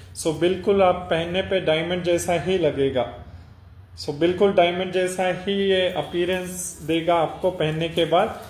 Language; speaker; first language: Hindi; non-native, local second language; Telugu